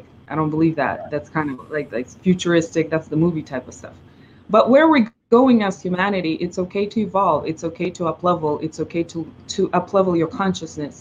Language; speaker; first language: English; non-native, fluent; Russian